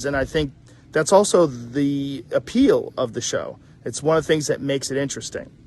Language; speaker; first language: English; native; English